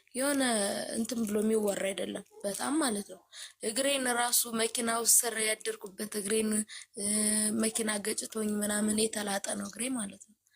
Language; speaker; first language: Amharic; native; Amharic